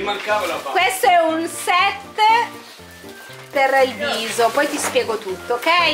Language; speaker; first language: Italian; native; Italian